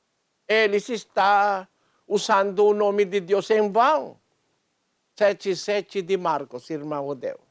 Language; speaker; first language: Portuguese; non-native, learner; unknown